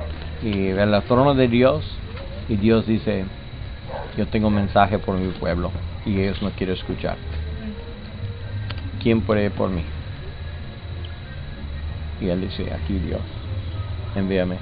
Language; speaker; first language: Spanish; non-native, learner; English